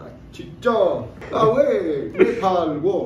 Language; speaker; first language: Korean; non-native, fluent; Italian